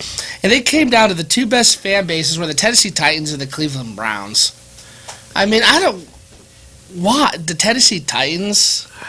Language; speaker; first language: English; native; English